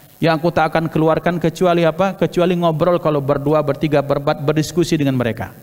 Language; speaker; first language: Malay; non-native, local second language; Javanese